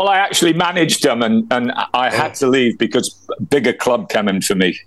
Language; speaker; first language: English; native; English